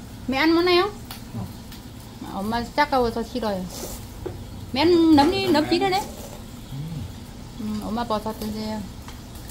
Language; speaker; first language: Korean; non-native, learner; Vietnamese